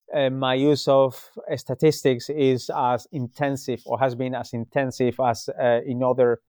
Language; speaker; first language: English; non-native, fluent; Spanish